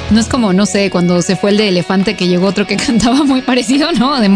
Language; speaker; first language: Spanish; native; Spanish